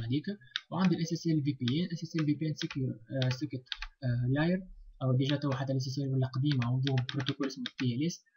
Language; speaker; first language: Arabic; native; Arabic